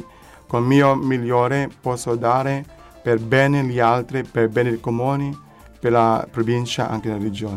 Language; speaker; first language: Italian; non-native, learner; Filipino